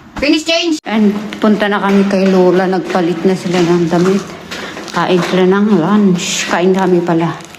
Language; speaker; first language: Filipino; native; Filipino